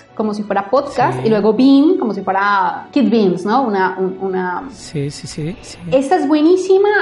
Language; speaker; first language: Spanish; native; Spanish